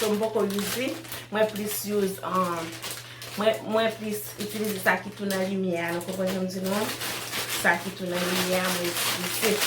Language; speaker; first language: French; non-native, learner; Haitian Creole